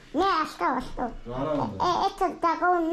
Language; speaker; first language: Russian; non-native, local second language; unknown